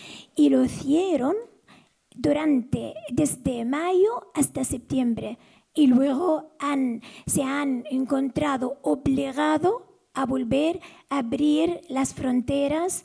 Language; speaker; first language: Spanish; non-native, fluent; Arabic